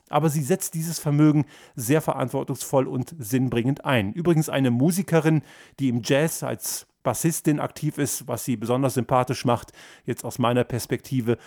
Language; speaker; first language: German; early bilingual, other home language; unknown